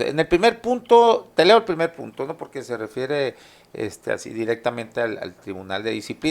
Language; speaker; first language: Spanish; native; Spanish